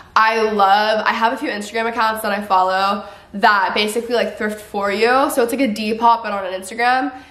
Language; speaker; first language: English; native; English